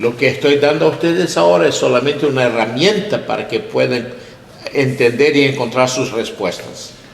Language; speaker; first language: Spanish; non-native, learner; English